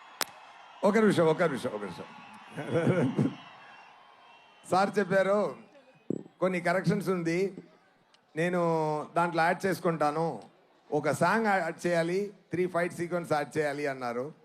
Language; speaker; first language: Telugu; non-native, learner; Tamil